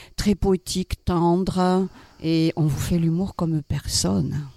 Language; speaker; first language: French; native; French